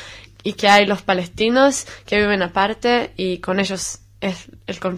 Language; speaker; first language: Spanish; non-native, learner; Hebrew